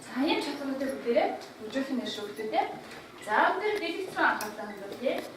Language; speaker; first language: Mongolian; native; Mongolian